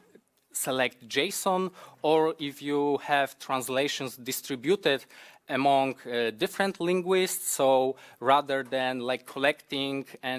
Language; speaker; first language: English; non-native, fluent; Polish